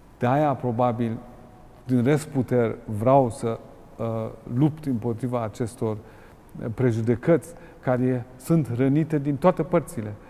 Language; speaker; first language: Romanian; non-native, fluent; German